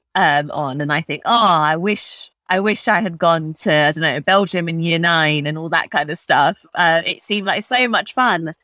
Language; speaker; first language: English; native; English